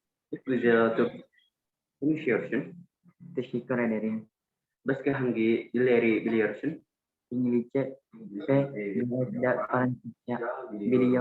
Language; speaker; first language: Turkish; non-native, learner; Indonesian